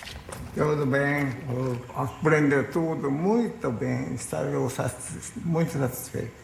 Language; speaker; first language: Portuguese; non-native, learner; Japanese